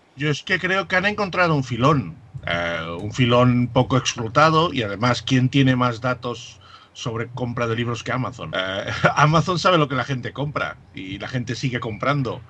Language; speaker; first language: Spanish; native; Spanish